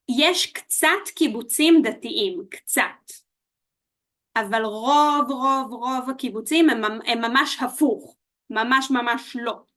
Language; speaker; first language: Hebrew; native; Hebrew